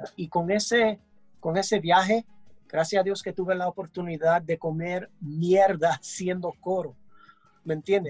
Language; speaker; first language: Spanish; early bilingual, heritage; English